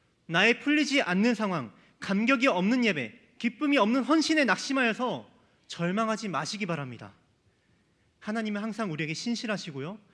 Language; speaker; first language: Korean; native; Korean